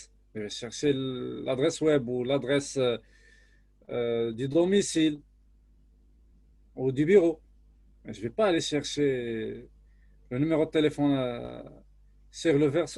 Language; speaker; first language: French; non-native, local second language; Arabic